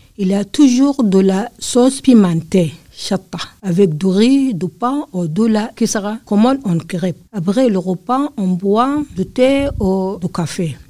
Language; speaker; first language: French; non-native, learner; Arabic